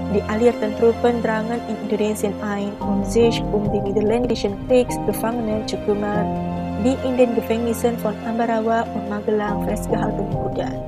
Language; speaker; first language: German; non-native, fluent; Indonesian